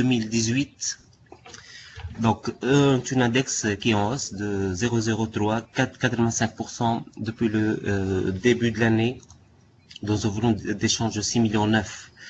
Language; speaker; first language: French; non-native, local second language; Arabic